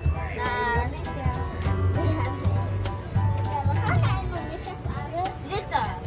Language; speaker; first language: Dutch; early bilingual, other home language; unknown